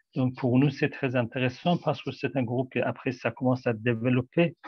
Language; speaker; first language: French; non-native, fluent; Persian